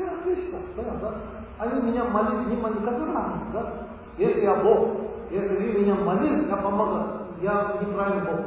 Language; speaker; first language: Russian; non-native, learner; Tibetan